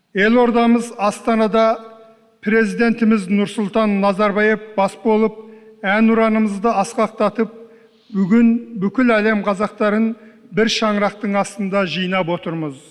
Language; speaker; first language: Kazakh; early bilingual, heritage; Kazakh